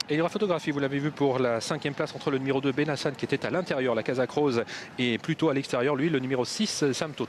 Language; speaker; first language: French; native; French